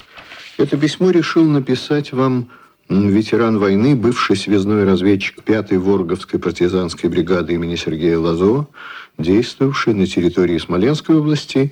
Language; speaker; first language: Russian; native; Russian